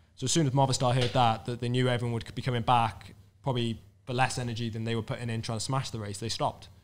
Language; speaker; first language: English; native; English